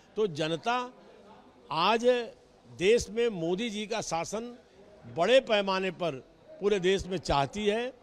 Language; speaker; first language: Hindi; native; Hindi